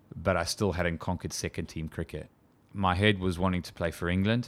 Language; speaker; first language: English; native; English